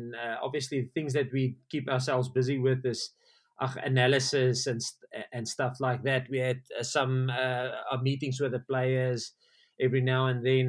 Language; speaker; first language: English; non-native, local second language; Afrikaans